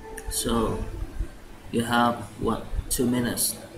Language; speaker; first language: English; non-native, fluent; Vietnamese